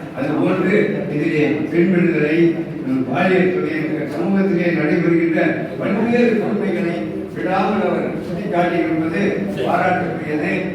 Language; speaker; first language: Tamil; native; Tamil